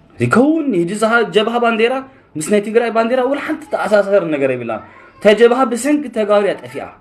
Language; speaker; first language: Tigrinya; early bilingual, heritage; Tigrinya